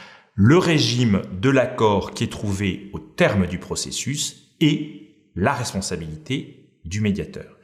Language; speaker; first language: French; native; French